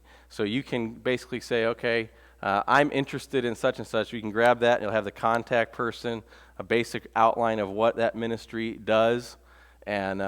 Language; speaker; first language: English; native; English